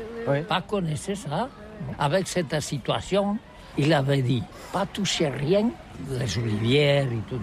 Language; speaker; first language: French; non-native, learner; Catalan